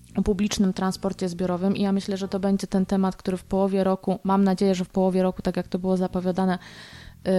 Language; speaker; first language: Polish; native; Polish